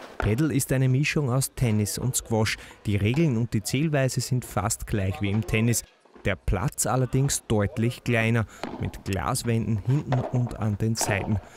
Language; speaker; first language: German; native; German